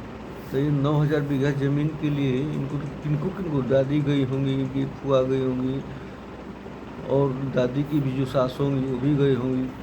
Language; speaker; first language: Hindi; native; Hindi